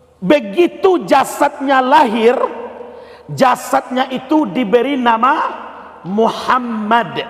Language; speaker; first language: Malay; non-native, local second language; Minangkabau